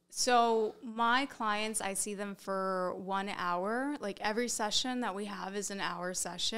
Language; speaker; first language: English; early bilingual, other home language; Spanish